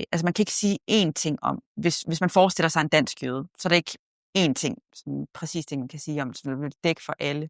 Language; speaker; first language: Danish; native; Danish